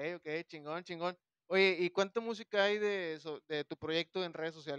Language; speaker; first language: Spanish; native; Spanish